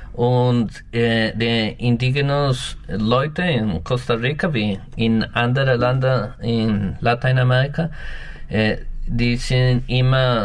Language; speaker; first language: German; non-native, learner; Spanish